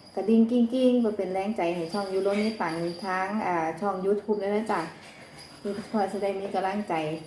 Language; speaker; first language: Thai; native; Thai